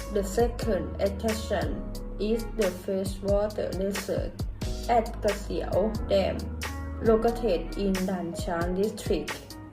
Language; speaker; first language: English; non-native, fluent; Thai